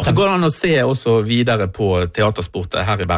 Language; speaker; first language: Norwegian; native; Norwegian